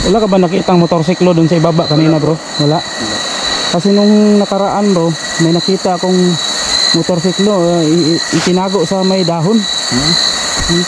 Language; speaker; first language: Filipino; native; Filipino